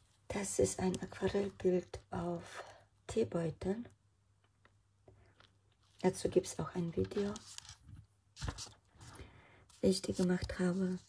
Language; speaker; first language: German; non-native, fluent; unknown